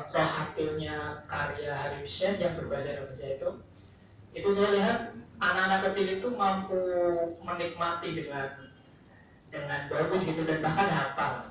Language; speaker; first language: Indonesian; native; Indonesian